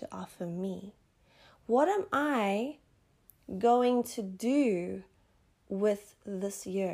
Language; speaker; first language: English; native; English